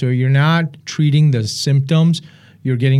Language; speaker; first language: English; early bilingual, other home language; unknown